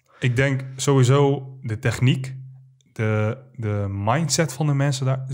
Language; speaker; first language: Dutch; early bilingual, other home language; Arabic